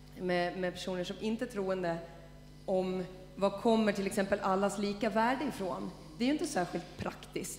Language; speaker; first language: Swedish; native; Swedish